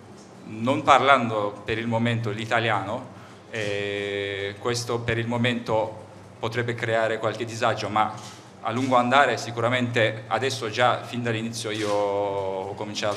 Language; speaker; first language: Italian; non-native, fluent; Turkish